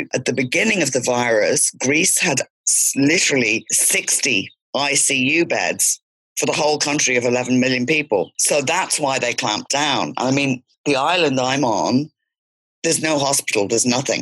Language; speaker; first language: English; native; English